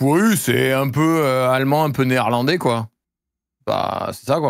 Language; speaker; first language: French; native; French